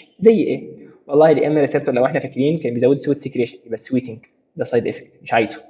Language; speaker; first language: Arabic; native; Arabic